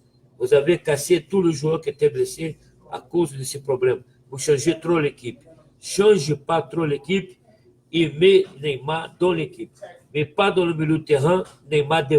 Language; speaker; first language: French; non-native, fluent; Portuguese